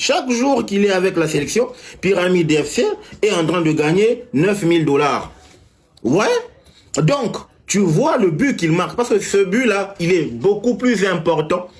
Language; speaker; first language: French; non-native, local second language; Lingala